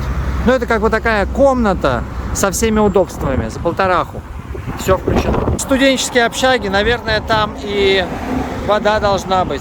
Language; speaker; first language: Russian; native; Russian